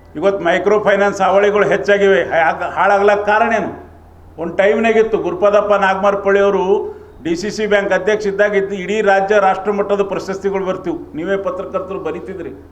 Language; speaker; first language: Kannada; native; Kannada